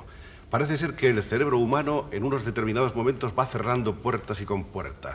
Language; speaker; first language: Spanish; native; Spanish